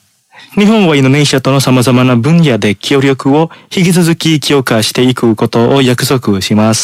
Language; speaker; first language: Japanese; non-native, fluent; Indonesian